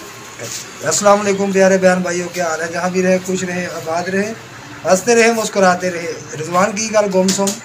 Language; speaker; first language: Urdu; non-native, local second language; Punjabi